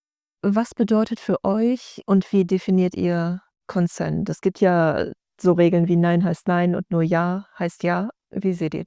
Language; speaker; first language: German; native; German